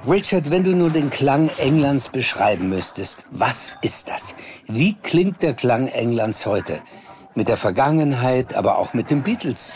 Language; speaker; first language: German; native; German